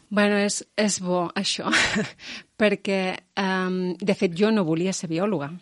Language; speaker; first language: Catalan; non-native, local second language; Spanish